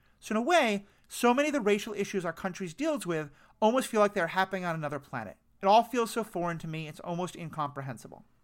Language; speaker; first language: English; native; English